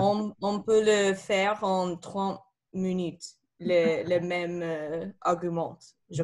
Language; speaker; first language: French; non-native, learner; Spanish